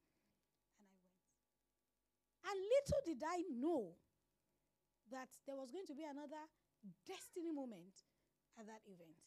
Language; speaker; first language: English; non-native, local second language; Yoruba